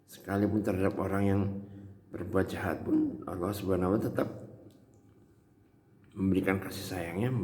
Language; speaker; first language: Indonesian; native; Indonesian